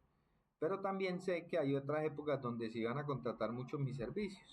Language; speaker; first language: Spanish; native; Spanish